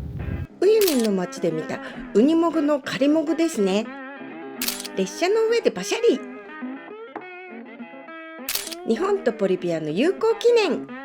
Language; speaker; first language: Japanese; native; Japanese